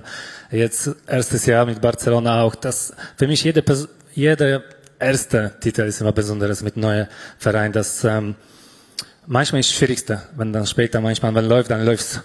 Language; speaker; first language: German; non-native, fluent; Polish